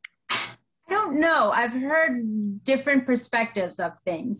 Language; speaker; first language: English; native; English